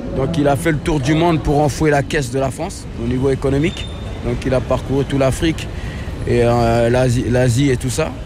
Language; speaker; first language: French; early bilingual, other home language; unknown